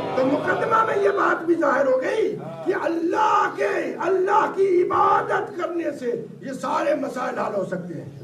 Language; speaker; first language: Urdu; non-native, local second language; Punjabi